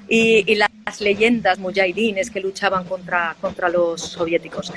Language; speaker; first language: Spanish; native; Spanish